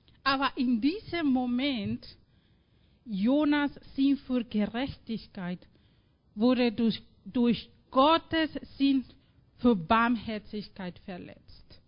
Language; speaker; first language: German; non-native, fluent; Spanish